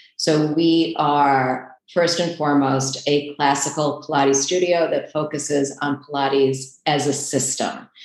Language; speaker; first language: English; native; English